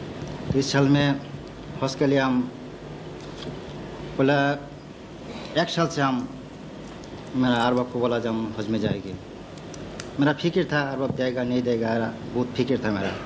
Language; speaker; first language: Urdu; non-native, learner; Bangla